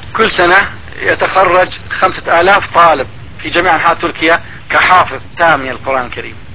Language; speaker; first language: Arabic; non-native, fluent; Turkish